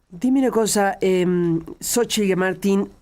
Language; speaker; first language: Spanish; native; Spanish